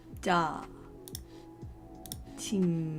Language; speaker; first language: Korean; non-native, learner; English